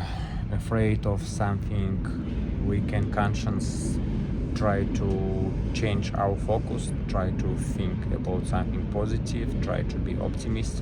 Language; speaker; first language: English; non-native, learner; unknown